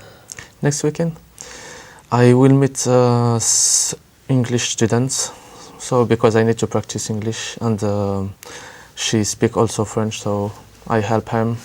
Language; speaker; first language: English; non-native, learner; French